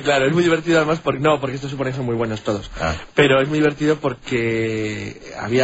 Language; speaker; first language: Spanish; native; Spanish